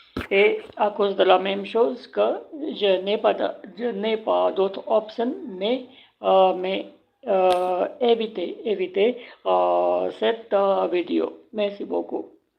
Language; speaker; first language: French; non-native, learner; Punjabi